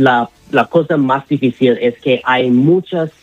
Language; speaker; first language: Spanish; non-native, learner; English